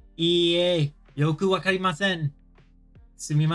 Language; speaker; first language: Japanese; non-native, learner; English